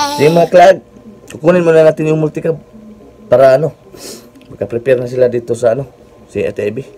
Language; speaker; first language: Filipino; non-native, local second language; Cebuano